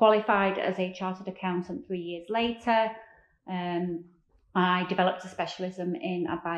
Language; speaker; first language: English; native; English